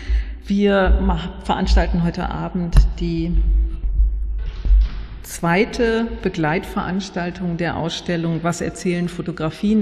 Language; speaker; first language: German; native; German